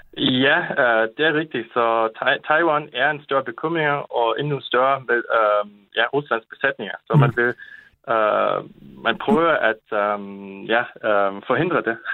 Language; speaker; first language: Danish; non-native, fluent; Japanese